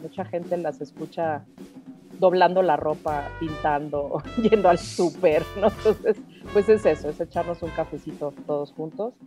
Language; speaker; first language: Spanish; native; Spanish